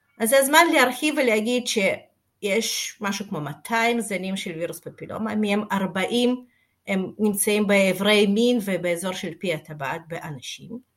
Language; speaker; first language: Hebrew; non-native, fluent; Russian